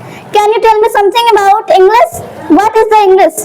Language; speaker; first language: English; non-native, learner; Hindi